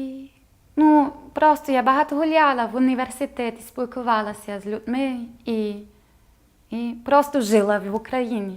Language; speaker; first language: Ukrainian; non-native, fluent; German